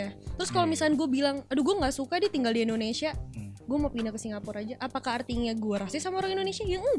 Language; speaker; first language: Indonesian; native; Indonesian